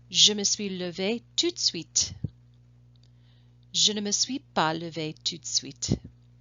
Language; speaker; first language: French; non-native, fluent; English